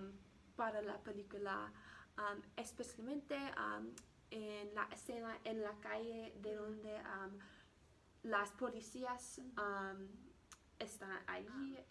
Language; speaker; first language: Spanish; non-native, learner; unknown